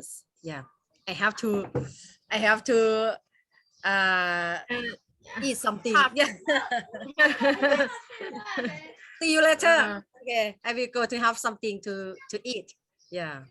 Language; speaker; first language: English; non-native, learner; Thai